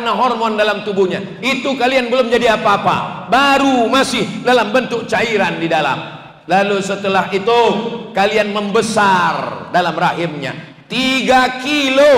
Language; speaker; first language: Indonesian; native; Indonesian